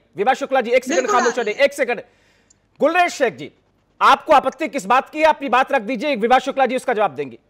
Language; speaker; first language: Hindi; native; Hindi